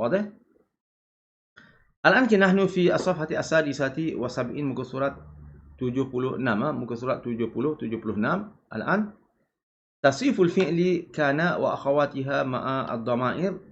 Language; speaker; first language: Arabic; non-native, fluent; Malay